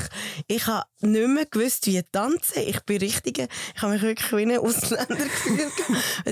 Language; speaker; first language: German; early bilingual, other home language; Spanish